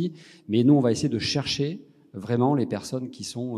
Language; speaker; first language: French; native; French